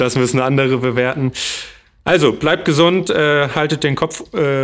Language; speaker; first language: German; native; German